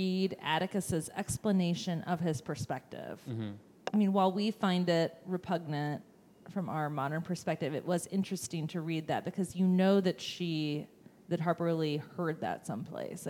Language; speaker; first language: English; native; English